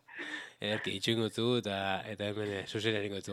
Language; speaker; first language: Basque; native; Basque